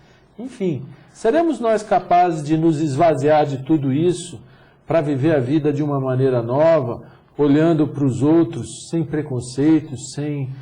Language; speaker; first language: Portuguese; native; Portuguese